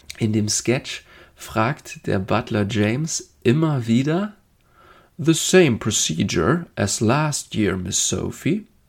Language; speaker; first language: German; native; German